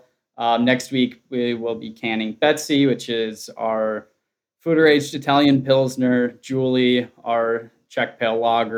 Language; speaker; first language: English; native; English